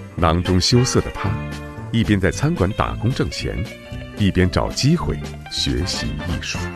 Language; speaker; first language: Chinese; native; Chinese